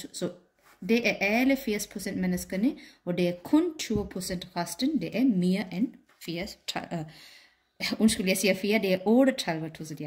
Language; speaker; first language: Danish; non-native, fluent; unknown